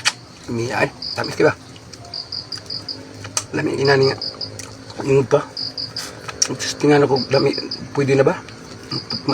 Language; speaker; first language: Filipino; non-native, local second language; Cebuano